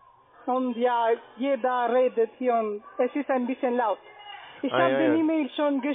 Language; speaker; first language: German; non-native, learner; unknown